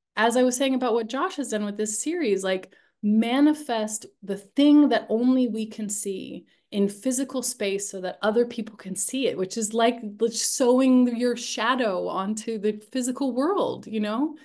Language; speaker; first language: English; native; English